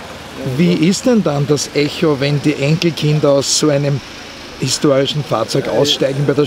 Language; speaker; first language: German; native; German